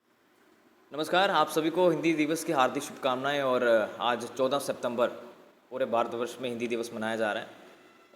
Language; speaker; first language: Hindi; native; Hindi